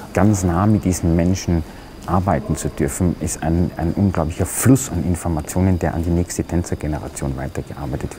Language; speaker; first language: German; native; German